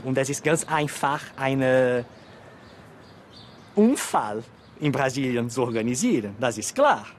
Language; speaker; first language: German; non-native, fluent; Portuguese